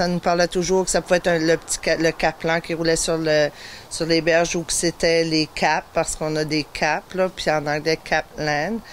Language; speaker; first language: French; native; French